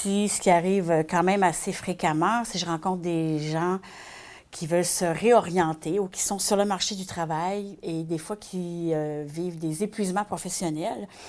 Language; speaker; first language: French; native; French